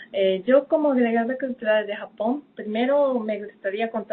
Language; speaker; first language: Spanish; non-native, fluent; Japanese